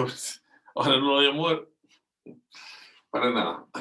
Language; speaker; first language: Spanish; native; Spanish